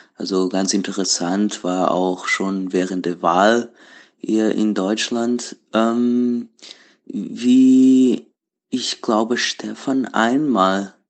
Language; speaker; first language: German; non-native, learner; Portuguese